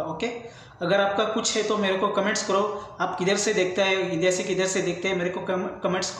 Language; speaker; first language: Hindi; non-native, local second language; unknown